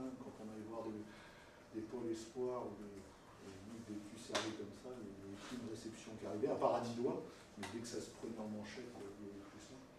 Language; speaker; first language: French; native; French